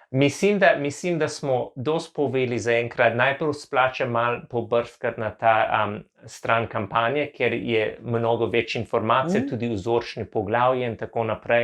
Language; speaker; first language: Slovenian; non-native, learner; English